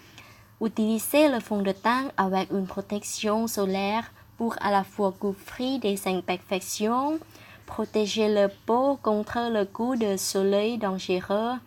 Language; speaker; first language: French; non-native, fluent; Thai